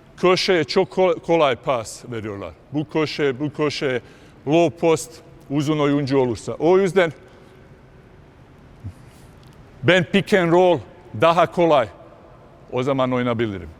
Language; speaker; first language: Turkish; non-native, fluent; Bosnian